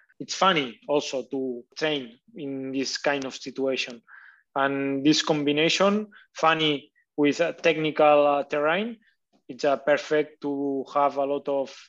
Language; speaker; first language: English; non-native, learner; Catalan